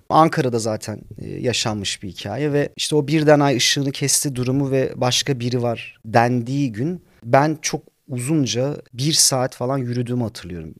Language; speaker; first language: Turkish; native; Turkish